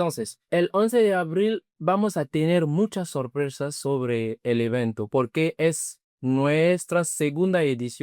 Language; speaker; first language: Spanish; non-native, learner; French